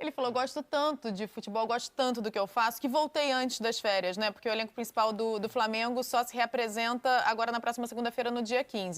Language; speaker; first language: Portuguese; native; Portuguese